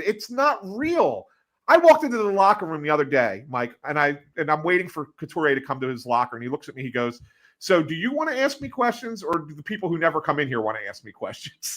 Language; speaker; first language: English; native; English